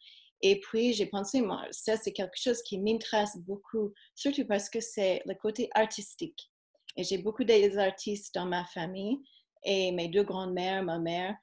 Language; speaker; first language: French; non-native, fluent; English